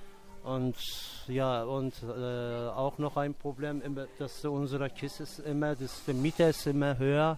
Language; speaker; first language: German; non-native, local second language; Turkish